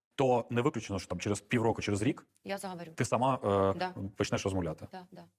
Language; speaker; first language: Ukrainian; non-native, local second language; Russian